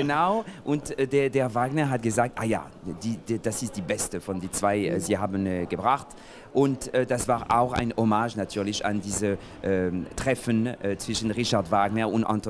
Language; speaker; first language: German; non-native, fluent; French